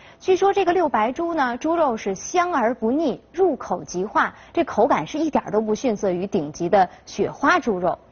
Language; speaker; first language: Chinese; native; Chinese